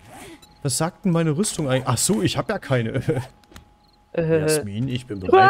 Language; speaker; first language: German; native; German